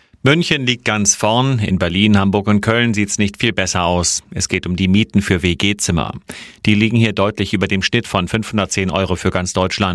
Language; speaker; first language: German; native; German